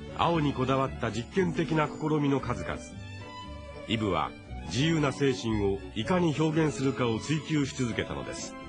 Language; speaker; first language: Japanese; native; Japanese